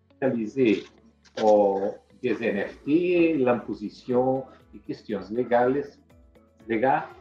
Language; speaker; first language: French; non-native, fluent; Portuguese